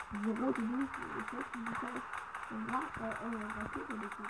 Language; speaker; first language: German; native; German